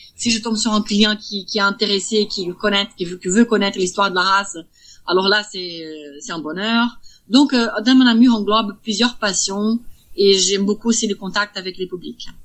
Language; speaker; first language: French; non-native, fluent; Portuguese